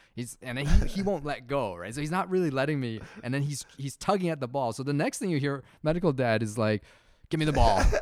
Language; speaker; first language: English; native; English